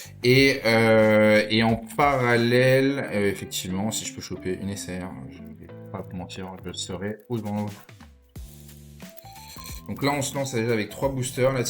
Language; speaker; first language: French; native; French